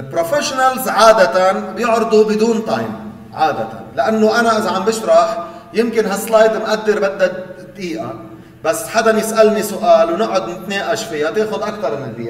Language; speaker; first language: Arabic; native; Arabic